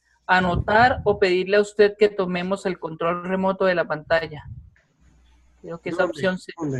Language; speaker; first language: Spanish; native; Spanish